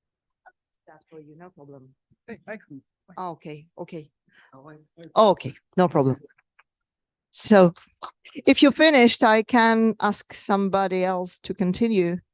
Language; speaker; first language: English; non-native, fluent; Russian